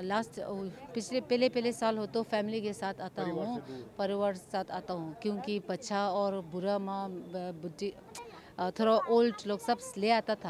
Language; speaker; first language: Hindi; non-native, local second language; Tibetan